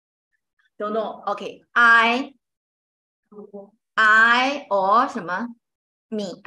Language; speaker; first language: English; non-native, learner; Chinese